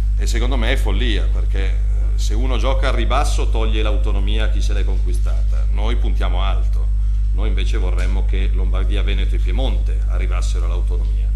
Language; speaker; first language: Italian; native; Italian